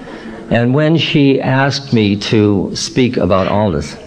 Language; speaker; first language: English; native; English